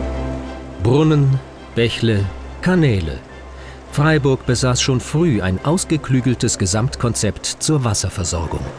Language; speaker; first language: German; native; German